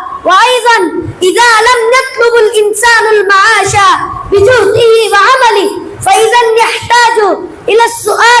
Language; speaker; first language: Arabic; non-native, fluent; Urdu